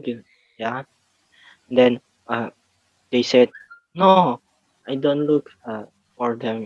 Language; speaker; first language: English; non-native, learner; Indonesian